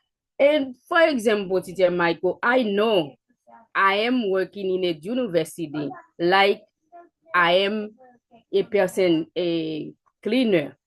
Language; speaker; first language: English; non-native, learner; Haitian Creole